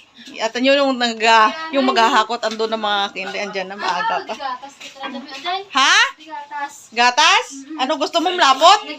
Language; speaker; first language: Filipino; non-native, local second language; Cebuano